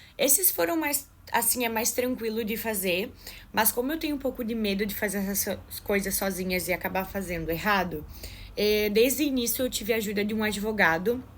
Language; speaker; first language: Portuguese; native; Portuguese